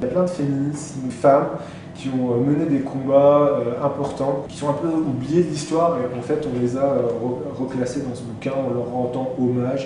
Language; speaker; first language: French; native; French